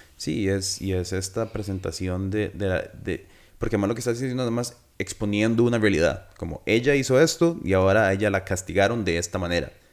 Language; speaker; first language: Spanish; native; Spanish